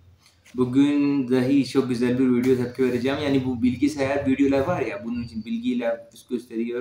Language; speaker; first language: Turkish; non-native, fluent; Urdu